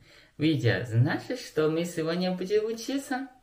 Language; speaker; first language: Russian; non-native, learner; Chinese